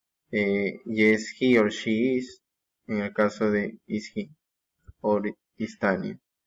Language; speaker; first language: English; non-native, fluent; Spanish